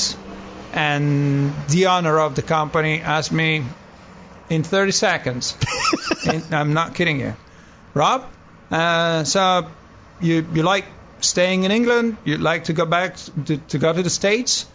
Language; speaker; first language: English; non-native, fluent; Italian